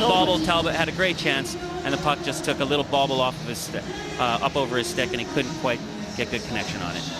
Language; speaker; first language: English; native; English